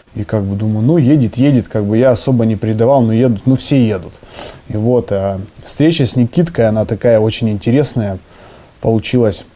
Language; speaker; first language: Russian; native; Russian